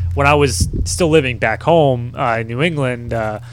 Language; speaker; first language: English; native; English